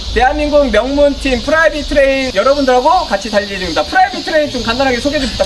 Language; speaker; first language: Korean; native; Korean